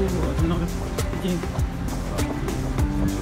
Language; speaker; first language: Russian; non-native, learner; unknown